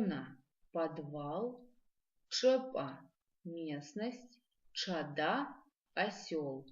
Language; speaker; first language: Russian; non-native, local second language; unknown